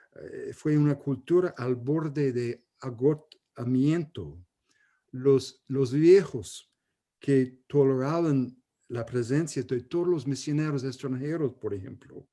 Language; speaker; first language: Spanish; non-native, fluent; English